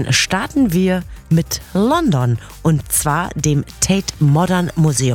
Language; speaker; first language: German; native; German